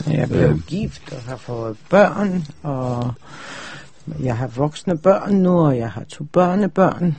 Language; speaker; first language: Danish; non-native, fluent; Polish